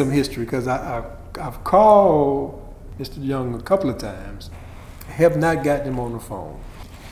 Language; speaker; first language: English; native; English